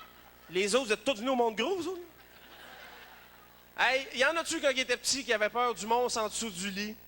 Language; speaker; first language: French; native; French